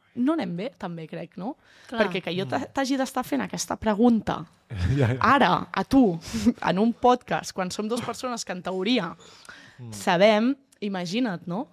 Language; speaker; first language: Catalan; native; Catalan